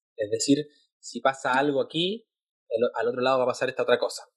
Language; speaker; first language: Spanish; native; Spanish